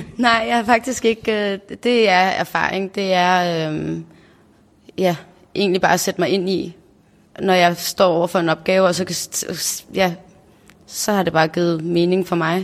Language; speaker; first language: Danish; native; Danish